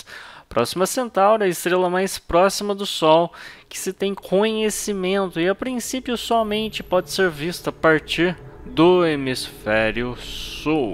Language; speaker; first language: Portuguese; native; Portuguese